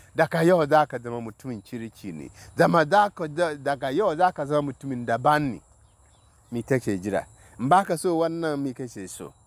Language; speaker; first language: Hausa; non-native, local second language; Dyula